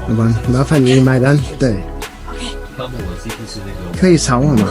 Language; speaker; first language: Chinese; non-native, learner; English